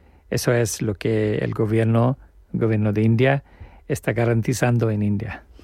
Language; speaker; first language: Spanish; non-native, learner; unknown